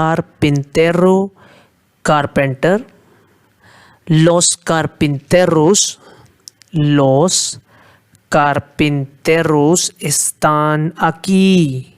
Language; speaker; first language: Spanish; non-native, fluent; Hindi